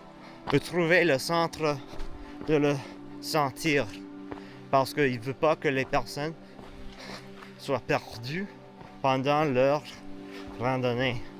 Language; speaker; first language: French; non-native, learner; English